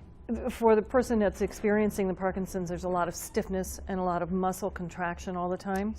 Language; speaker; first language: English; native; English